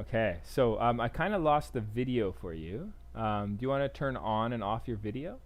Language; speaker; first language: English; native; English